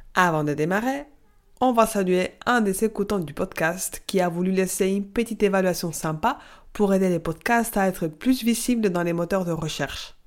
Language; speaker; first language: French; non-native, fluent; Spanish